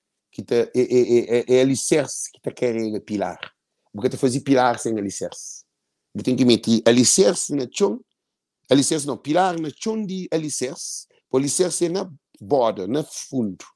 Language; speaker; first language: Portuguese; non-native, local second language; Kabuverdianu